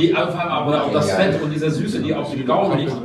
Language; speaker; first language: German; native; German